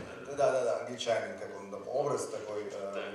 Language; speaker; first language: Russian; non-native, learner; Turkish